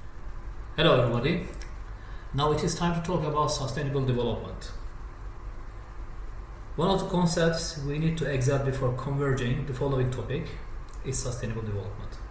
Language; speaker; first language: English; non-native, fluent; Turkish